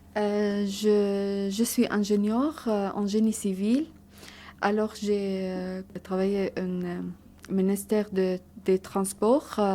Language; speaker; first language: French; non-native, learner; Arabic